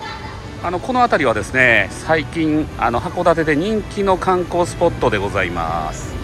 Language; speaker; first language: Japanese; native; Japanese